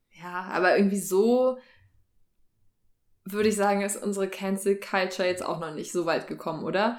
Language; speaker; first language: German; native; German